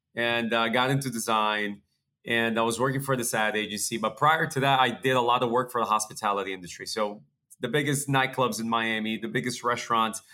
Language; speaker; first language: English; early bilingual, other home language; Portuguese